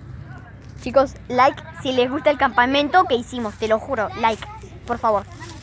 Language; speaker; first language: Spanish; native; Spanish